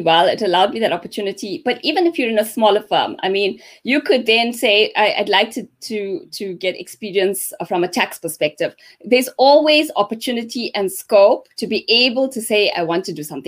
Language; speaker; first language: English; native; English